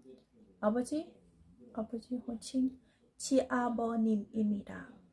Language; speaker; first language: Korean; non-native, learner; Thai